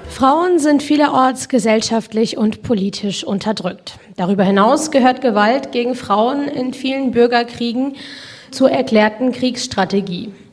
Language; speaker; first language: German; native; German